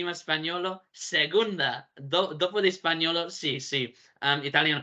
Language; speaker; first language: Italian; non-native, learner; English